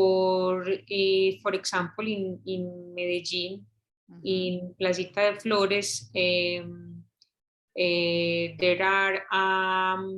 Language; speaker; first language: English; non-native, learner; Spanish